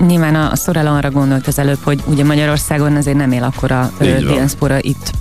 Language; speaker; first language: Hungarian; native; Hungarian